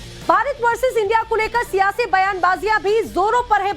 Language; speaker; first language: Hindi; native; Hindi